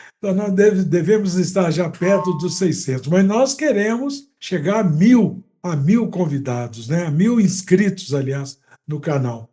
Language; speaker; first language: Portuguese; native; Portuguese